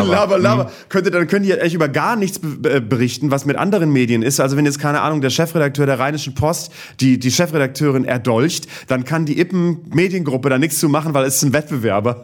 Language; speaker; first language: German; native; German